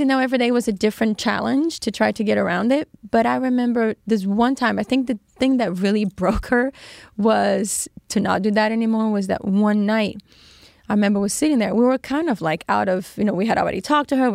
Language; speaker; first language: English; non-native, fluent; Portuguese